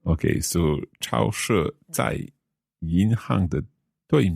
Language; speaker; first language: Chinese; non-native, learner; English